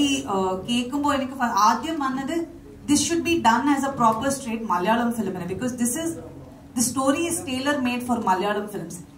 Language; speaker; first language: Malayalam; non-native, fluent; Kannada